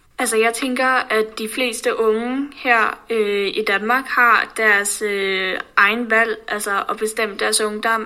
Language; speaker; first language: Danish; native; Danish